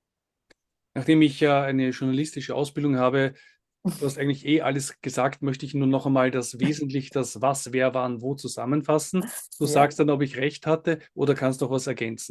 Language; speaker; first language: German; native; German